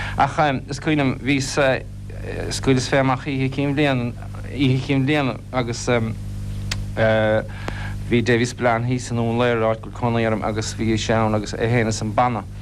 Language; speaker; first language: Irish; non-native, local second language; English